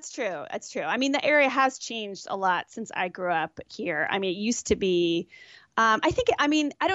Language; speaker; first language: English; native; English